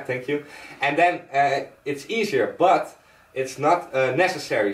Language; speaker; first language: English; non-native, fluent; Dutch